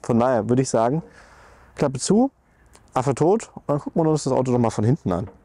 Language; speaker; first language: German; native; German